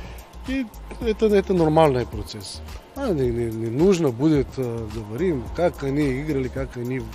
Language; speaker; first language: Russian; non-native, learner; Bulgarian